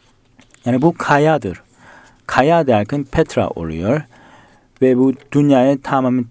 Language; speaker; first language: Turkish; non-native, fluent; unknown